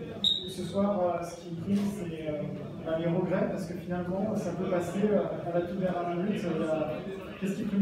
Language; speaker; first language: French; native; French